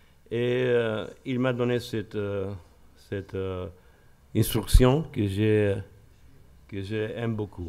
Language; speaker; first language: French; non-native, learner; Spanish